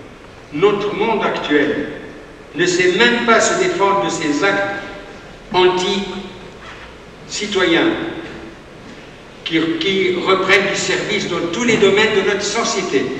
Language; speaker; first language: French; native; French